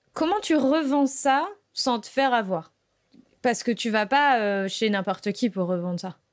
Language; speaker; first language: French; native; French